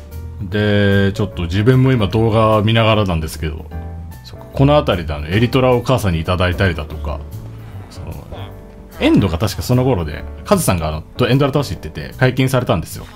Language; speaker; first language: Japanese; native; Japanese